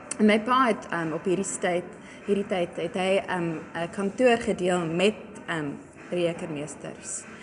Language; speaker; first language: Afrikaans; non-native, local second language; English